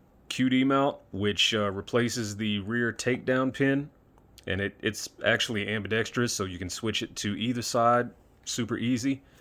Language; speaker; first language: English; native; English